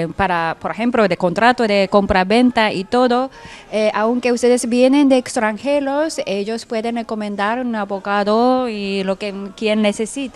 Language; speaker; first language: Spanish; non-native, fluent; Japanese